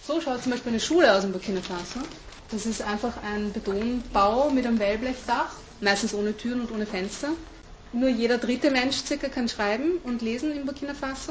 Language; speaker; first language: German; native; German